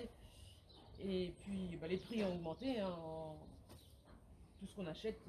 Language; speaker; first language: French; native; French